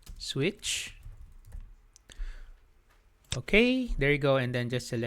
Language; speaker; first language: English; non-native, local second language; Filipino